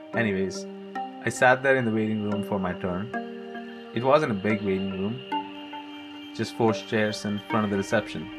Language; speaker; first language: English; non-native, local second language; Hindi